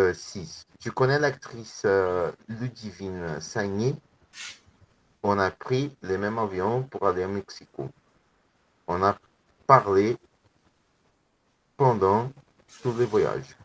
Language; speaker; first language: French; non-native, learner; Portuguese